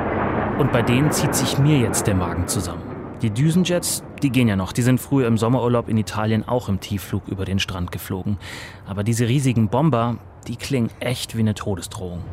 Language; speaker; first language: German; native; German